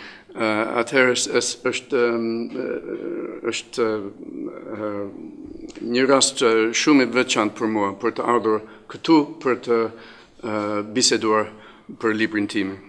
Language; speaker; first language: Albanian; non-native, fluent; English